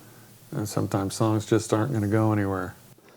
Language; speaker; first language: English; native; English